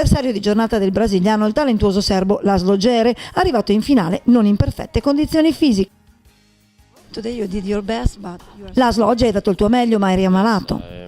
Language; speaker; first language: Italian; native; Italian